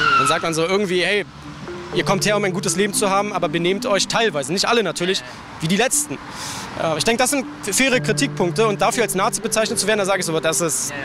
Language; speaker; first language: German; native; German